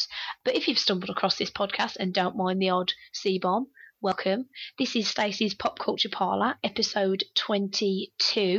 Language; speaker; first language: English; native; English